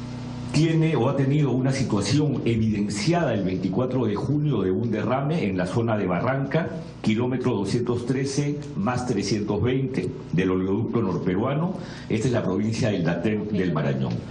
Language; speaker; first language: Spanish; native; Spanish